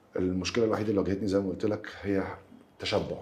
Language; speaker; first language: Arabic; native; Arabic